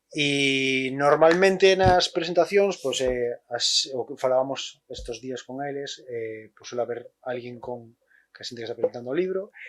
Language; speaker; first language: Galician; native; Galician